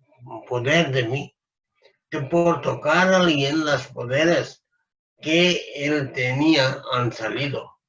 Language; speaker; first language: Spanish; non-native, fluent; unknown